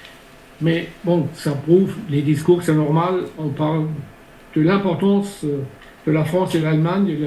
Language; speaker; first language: French; non-native, fluent; German